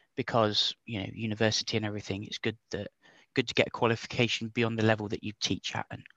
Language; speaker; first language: English; native; English